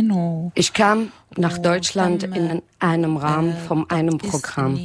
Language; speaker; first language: German; non-native, learner; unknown